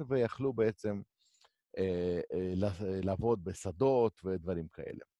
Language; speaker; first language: Hebrew; native; Hebrew